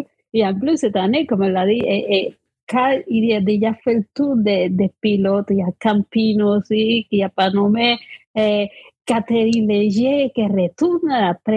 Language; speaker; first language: French; non-native, fluent; Spanish